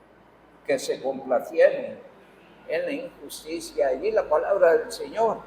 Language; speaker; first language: Spanish; native; Spanish